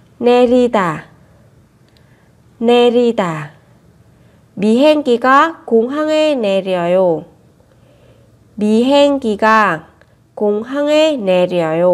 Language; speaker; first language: Korean; non-native, fluent; Vietnamese